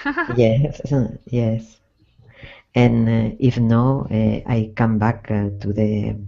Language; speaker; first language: English; non-native, learner; Spanish